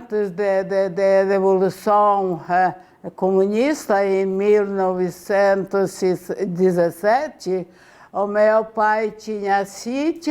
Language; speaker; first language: Portuguese; non-native, fluent; Ukrainian